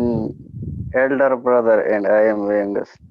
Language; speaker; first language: English; non-native, learner; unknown